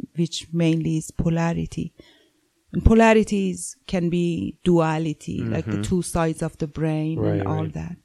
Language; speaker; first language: English; non-native, fluent; Persian